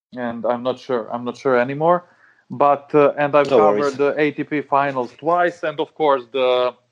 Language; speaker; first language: English; non-native, fluent; Serbian